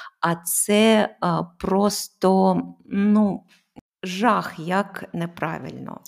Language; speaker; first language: Ukrainian; non-native, local second language; Russian